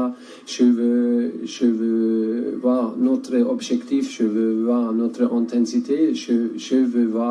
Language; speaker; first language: French; non-native, learner; German